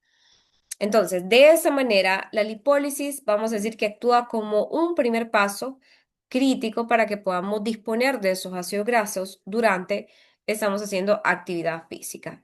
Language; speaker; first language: Spanish; native; Spanish